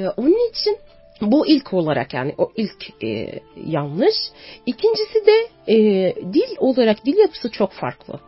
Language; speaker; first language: Turkish; non-native, fluent; Arabic